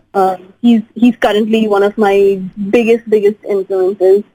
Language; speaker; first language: English; non-native, local second language; Hindi